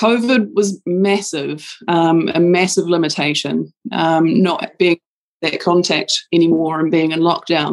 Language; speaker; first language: English; native; English